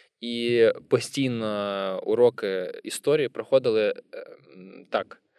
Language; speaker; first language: Ukrainian; non-native, local second language; Russian